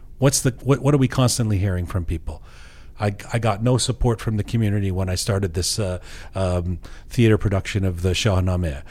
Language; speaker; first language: English; early bilingual, other home language; Persian